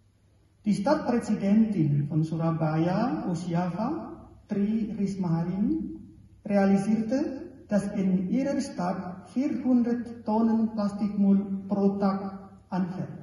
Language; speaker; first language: German; non-native, fluent; Indonesian